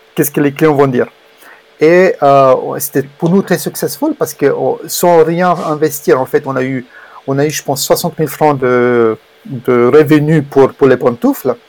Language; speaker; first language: French; non-native, fluent; Romanian